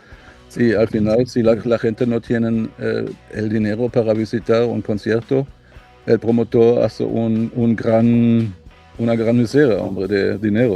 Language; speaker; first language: Spanish; non-native, learner; German